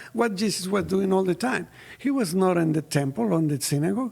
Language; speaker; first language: English; non-native, fluent; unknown